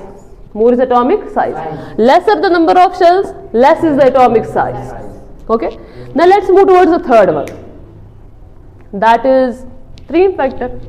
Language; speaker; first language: English; non-native, local second language; Kashmiri